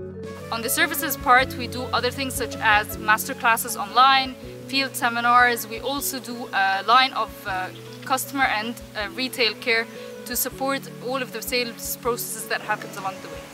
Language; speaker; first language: English; non-native, fluent; Arabic